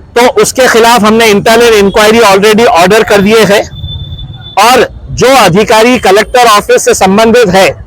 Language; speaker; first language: Hindi; non-native, local second language; Urdu